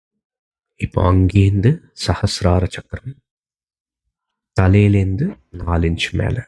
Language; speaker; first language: Tamil; native; Tamil